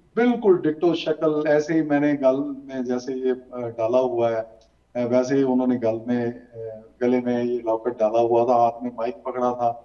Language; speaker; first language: Hindi; native; Hindi